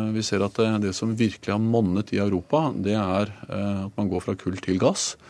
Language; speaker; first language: Norwegian; native; Norwegian